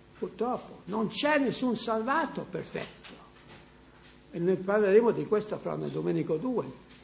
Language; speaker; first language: Italian; non-native, fluent; English